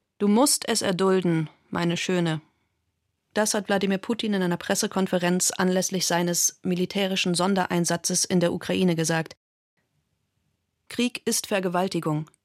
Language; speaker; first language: German; native; German